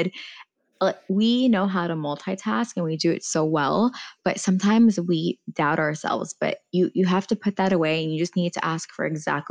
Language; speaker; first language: English; early bilingual, other home language; Persian